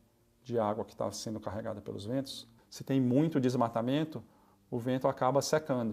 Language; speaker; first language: Portuguese; native; Portuguese